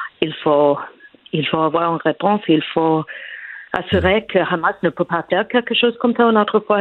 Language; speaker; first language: French; non-native, fluent; English